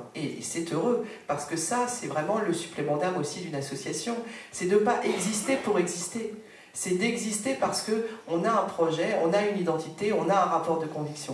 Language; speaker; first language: French; native; French